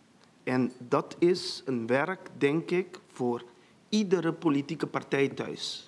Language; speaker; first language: Dutch; non-native, local second language; Papiamento